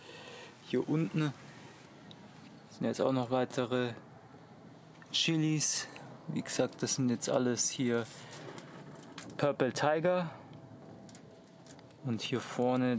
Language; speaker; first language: German; native; German